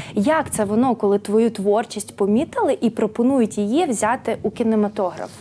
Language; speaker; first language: Ukrainian; native; Ukrainian